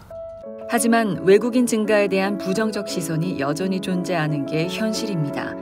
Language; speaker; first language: Korean; native; Korean